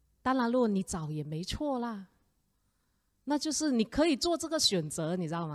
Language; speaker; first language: Chinese; native; Chinese